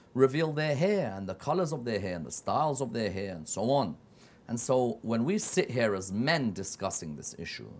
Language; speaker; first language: English; native; English